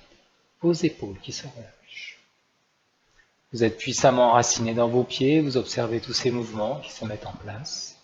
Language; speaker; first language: French; native; French